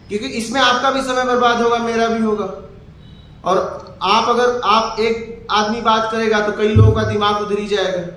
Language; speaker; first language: Hindi; native; Hindi